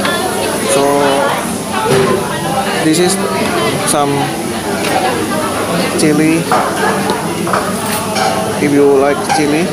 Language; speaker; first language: English; non-native, learner; Indonesian